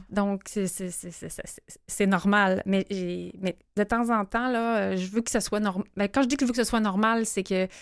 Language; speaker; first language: French; native; French